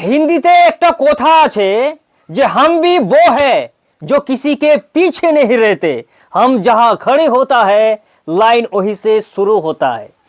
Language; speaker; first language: Hindi; non-native, local second language; Bangla